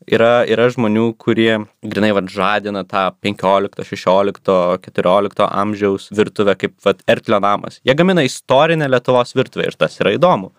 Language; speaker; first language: Lithuanian; native; Lithuanian